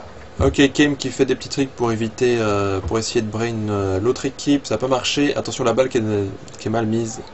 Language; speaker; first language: French; native; French